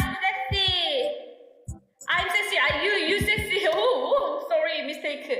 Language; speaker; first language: English; non-native, learner; Korean